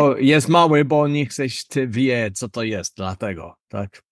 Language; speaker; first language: Polish; non-native, learner; English